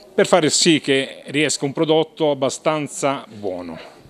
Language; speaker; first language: Italian; native; Italian